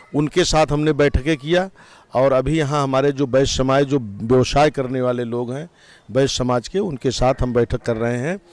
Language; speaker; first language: Hindi; native; Hindi